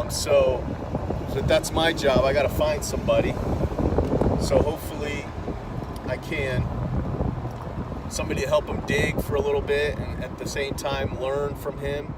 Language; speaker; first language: English; native; English